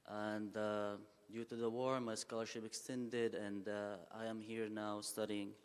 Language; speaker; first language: English; non-native, fluent; Arabic